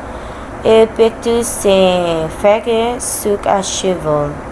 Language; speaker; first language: French; non-native, learner; Spanish